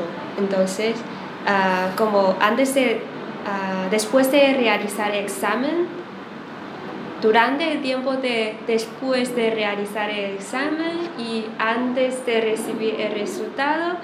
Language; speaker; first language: Spanish; non-native, fluent; Chinese